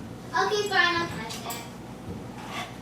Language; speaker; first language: English; native; English